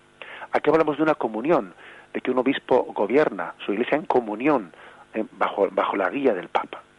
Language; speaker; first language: Spanish; native; Spanish